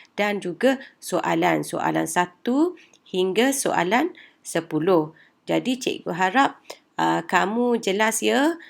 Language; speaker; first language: Malay; native; Malay